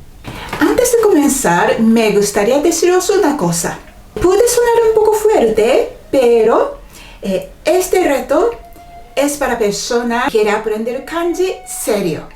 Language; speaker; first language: Spanish; non-native, fluent; Japanese